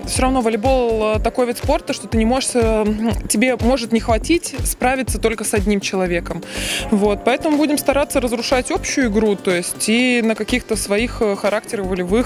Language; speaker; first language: Russian; native; Russian